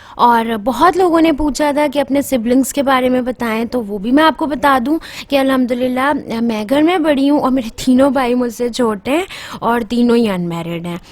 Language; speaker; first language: Urdu; native; Urdu